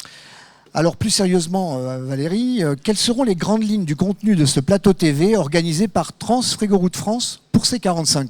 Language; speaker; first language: French; native; French